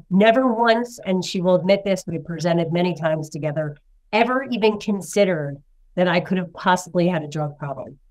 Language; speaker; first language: English; native; English